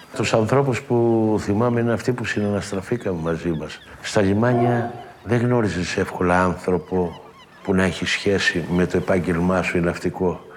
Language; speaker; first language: Greek; native; Greek